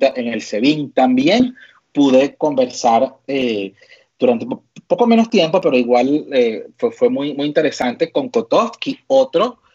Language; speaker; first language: Spanish; native; Spanish